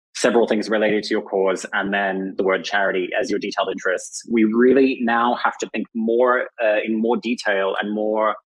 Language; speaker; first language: English; native; English